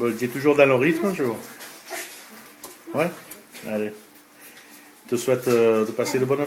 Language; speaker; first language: French; native; French